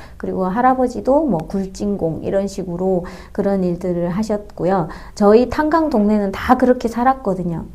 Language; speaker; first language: Korean; native; Korean